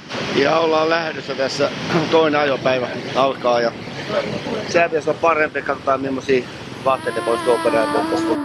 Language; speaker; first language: Finnish; native; Finnish